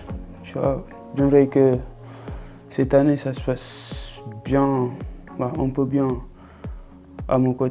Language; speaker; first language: French; non-native, local second language; Wolof